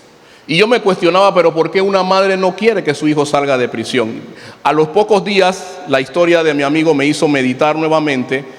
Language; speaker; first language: Spanish; native; Spanish